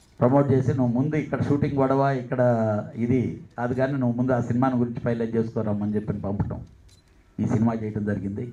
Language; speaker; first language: Telugu; native; Telugu